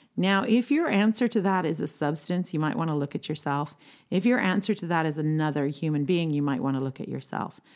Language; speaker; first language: English; native; English